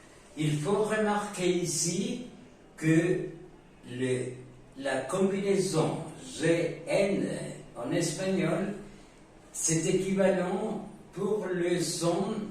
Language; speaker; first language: French; non-native, fluent; Spanish